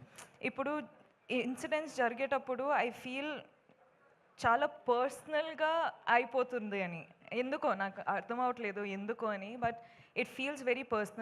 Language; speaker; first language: Telugu; non-native, local second language; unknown